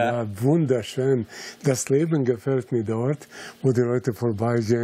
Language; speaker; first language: German; non-native, fluent; Serbian